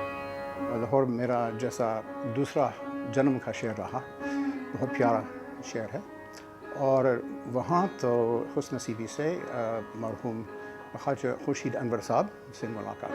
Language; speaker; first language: Urdu; non-native, fluent; English